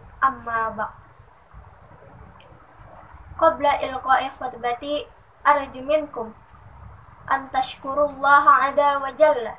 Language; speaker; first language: Arabic; non-native, learner; Indonesian